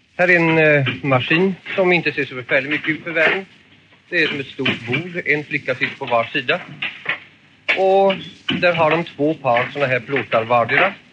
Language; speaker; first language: Swedish; native; Swedish